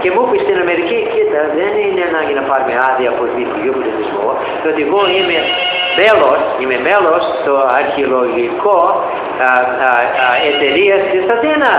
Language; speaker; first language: Greek; early bilingual, heritage; Greek